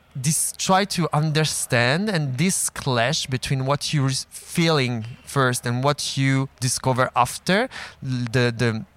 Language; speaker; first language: English; non-native, fluent; Italian